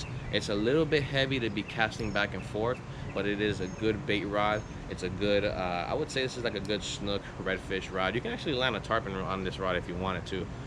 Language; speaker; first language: English; native; English